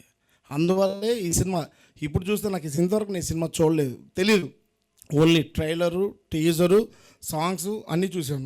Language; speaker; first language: Telugu; native; Telugu